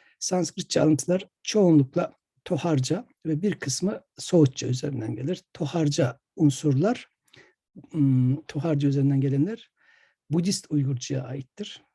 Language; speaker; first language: Turkish; native; Turkish